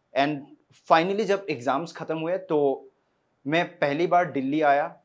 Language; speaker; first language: Hindi; non-native, local second language; Assamese